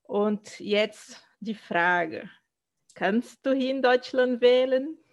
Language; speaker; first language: German; non-native, fluent; Portuguese